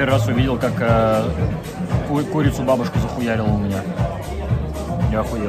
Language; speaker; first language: Russian; native; Russian